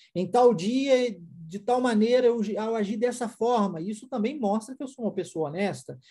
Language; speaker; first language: Portuguese; non-native, fluent; English